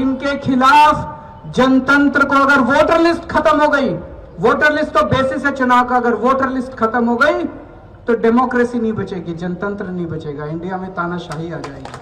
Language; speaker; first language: Hindi; native; Hindi